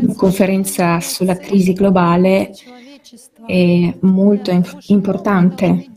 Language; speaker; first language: Italian; non-native, fluent; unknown